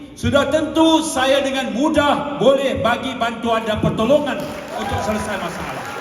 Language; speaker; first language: Malay; non-native, local second language; Tamil